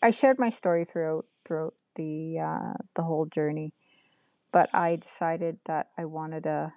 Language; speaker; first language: English; native; English